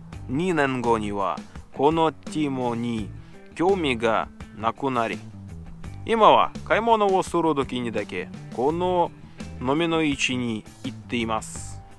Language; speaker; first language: Japanese; non-native, learner; Russian